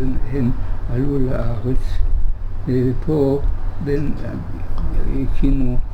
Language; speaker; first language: Hebrew; early bilingual, other home language; German